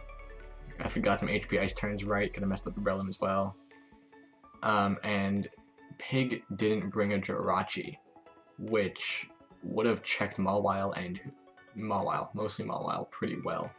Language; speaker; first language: English; native; English